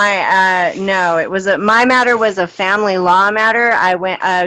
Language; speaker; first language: English; native; English